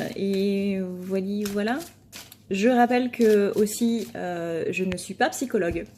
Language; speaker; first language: French; native; French